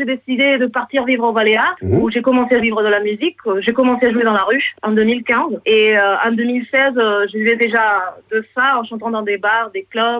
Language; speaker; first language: French; non-native, fluent; Spanish